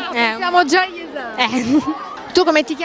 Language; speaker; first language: Italian; native; Italian